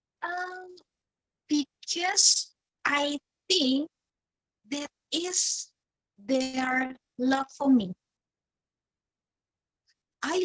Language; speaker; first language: English; non-native, fluent; Indonesian